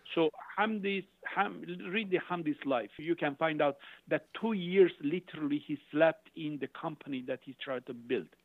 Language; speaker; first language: English; non-native, fluent; Turkish